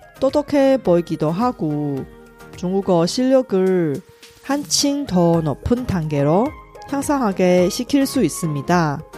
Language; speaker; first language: Korean; non-native, fluent; Chinese